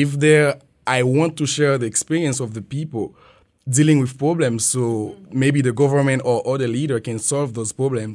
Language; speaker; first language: English; non-native, fluent; French